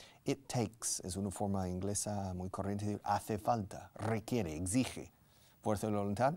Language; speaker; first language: Spanish; non-native, fluent; English